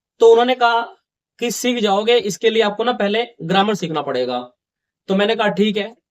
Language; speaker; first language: Hindi; native; Hindi